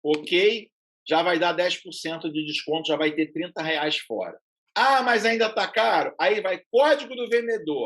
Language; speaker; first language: Portuguese; native; Portuguese